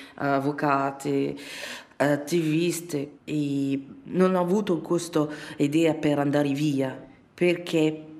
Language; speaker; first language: Italian; non-native, fluent; Arabic